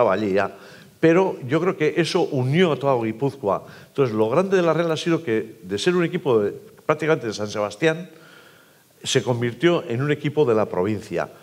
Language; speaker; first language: Spanish; native; Spanish